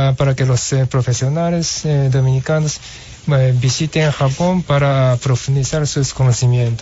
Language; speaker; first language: Spanish; non-native, fluent; Japanese